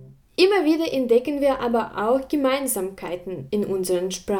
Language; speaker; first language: German; non-native, fluent; Russian